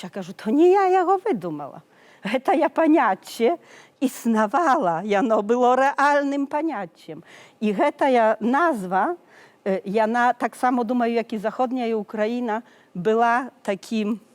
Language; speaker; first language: Polish; non-native, learner; Belarusian